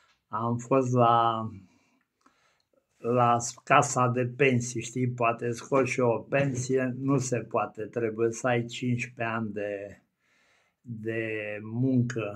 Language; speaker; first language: Romanian; native; Romanian